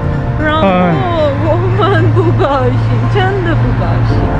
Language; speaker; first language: Chinese; non-native, learner; Armenian